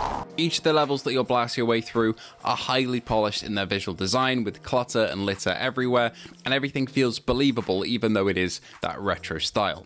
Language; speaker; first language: English; native; English